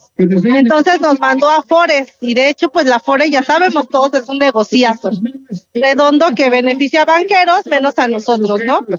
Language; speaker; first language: Spanish; native; Spanish